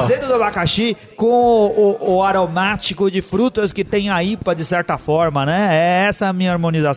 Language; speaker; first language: Portuguese; native; Portuguese